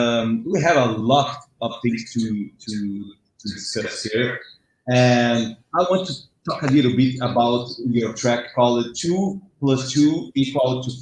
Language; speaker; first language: English; non-native, learner; Portuguese